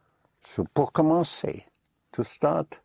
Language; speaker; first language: French; non-native, fluent; English